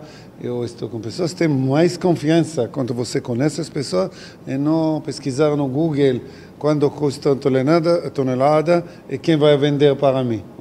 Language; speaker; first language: Portuguese; non-native, fluent; Hebrew